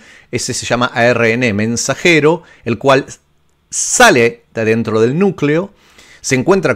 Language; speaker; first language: Spanish; native; Spanish